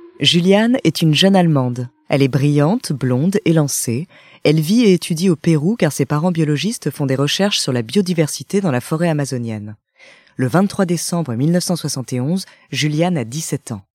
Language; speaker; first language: French; native; French